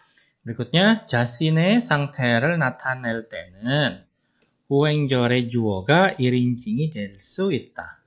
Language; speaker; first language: Korean; non-native, fluent; Indonesian